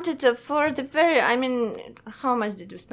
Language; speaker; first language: English; non-native, fluent; Russian